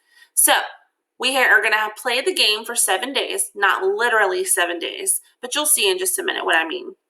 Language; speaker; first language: English; native; English